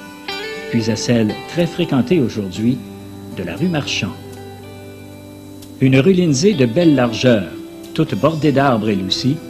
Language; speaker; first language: French; native; French